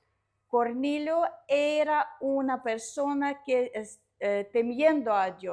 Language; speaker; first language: Spanish; non-native, learner; Russian